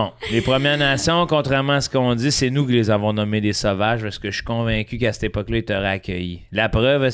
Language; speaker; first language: French; native; French